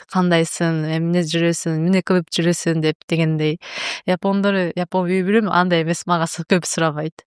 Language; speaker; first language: Kyrgyz; non-native, learner; Japanese